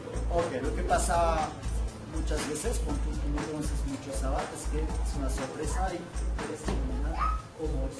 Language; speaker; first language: Spanish; non-native, learner; French